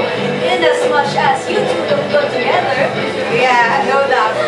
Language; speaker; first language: English; non-native, local second language; Filipino